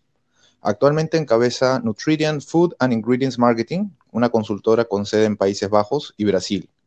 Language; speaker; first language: Spanish; native; Spanish